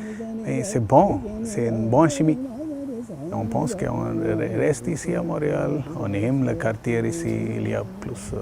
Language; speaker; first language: French; non-native, learner; Tamil